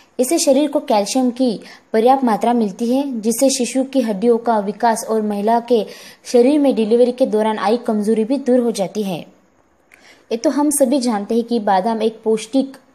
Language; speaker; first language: Hindi; non-native, local second language; Marathi